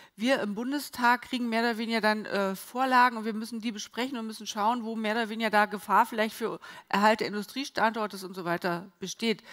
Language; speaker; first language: German; native; German